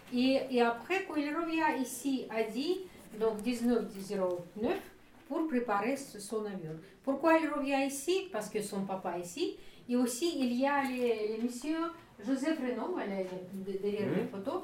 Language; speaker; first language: French; non-native, learner; Russian